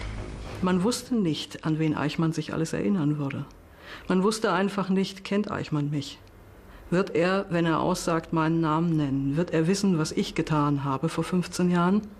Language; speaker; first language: German; native; German